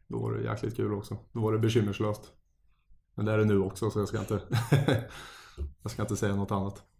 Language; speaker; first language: Swedish; native; Swedish